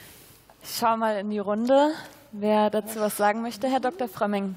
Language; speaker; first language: German; native; German